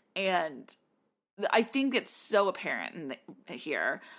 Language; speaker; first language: English; native; English